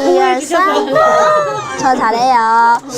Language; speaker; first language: Korean; non-native, fluent; Chinese